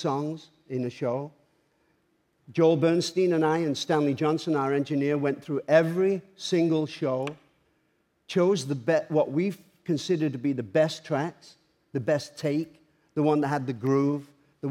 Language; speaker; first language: English; native; English